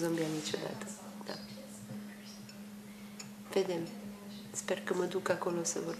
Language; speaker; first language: Romanian; non-native, learner; French